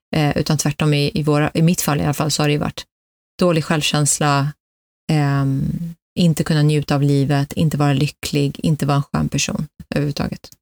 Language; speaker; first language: Swedish; early bilingual, other home language; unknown